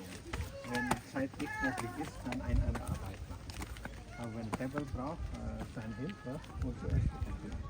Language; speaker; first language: German; non-native, learner; Balinese